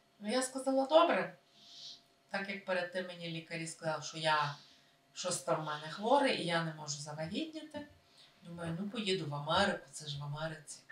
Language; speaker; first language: Ukrainian; native; Ukrainian